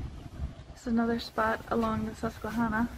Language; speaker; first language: English; native; English